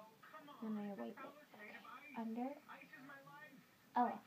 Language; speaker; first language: English; native; English